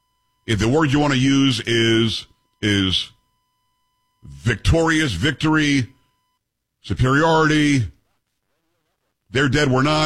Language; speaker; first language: English; native; English